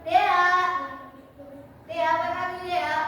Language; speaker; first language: English; non-native, learner; Indonesian